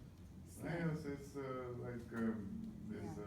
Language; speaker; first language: English; non-native, learner; Russian